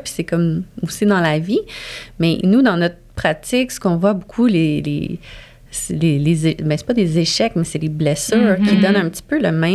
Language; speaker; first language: French; native; French